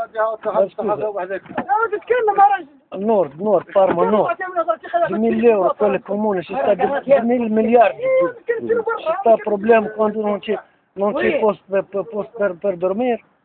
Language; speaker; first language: Italian; non-native, learner; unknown